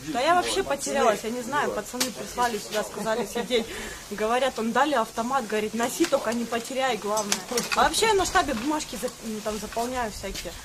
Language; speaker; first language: Russian; native; Russian